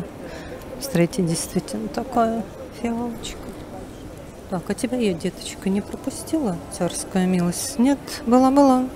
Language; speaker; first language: Russian; native; Russian